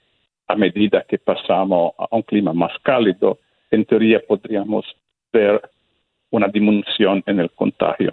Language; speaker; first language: Spanish; non-native, fluent; Italian